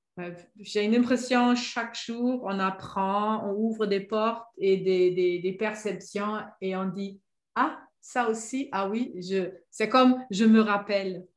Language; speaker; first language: French; non-native, fluent; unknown